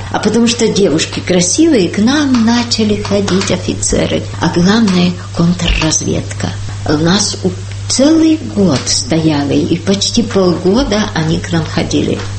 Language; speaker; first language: Russian; early bilingual, heritage; Russian